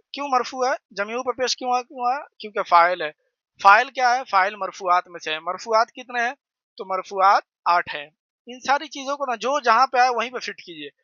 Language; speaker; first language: Urdu; native; Urdu